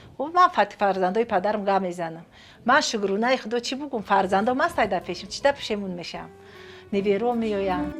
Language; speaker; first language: Tajik; non-native, fluent; Romanian